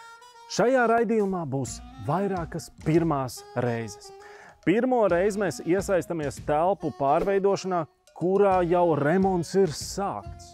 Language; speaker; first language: Latvian; native; Latvian